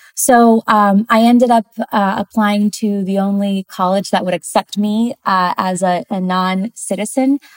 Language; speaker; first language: English; early bilingual, other home language; Spanish